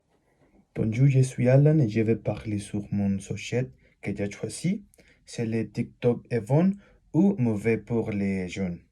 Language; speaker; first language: French; non-native, learner; Spanish